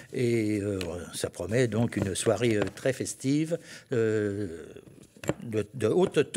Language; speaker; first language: French; native; French